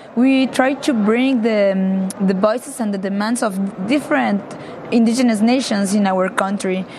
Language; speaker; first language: English; non-native, learner; Spanish